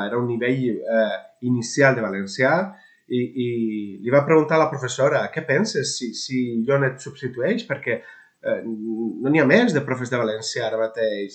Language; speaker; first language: Catalan; non-native, local second language; Spanish